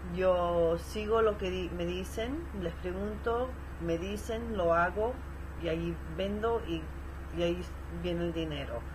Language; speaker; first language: Spanish; early bilingual, heritage; Spanish